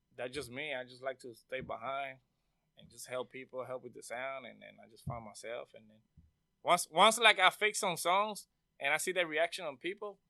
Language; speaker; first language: English; non-native, fluent; Spanish